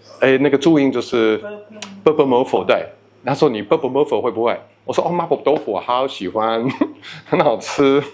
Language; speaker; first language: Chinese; non-native, fluent; English